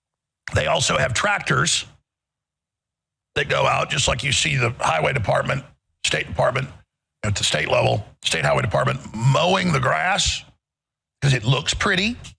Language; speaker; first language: English; native; English